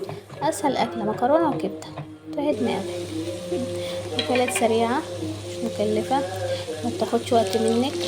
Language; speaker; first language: Arabic; native; Arabic